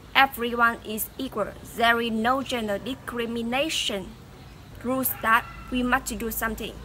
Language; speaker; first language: English; non-native, fluent; Vietnamese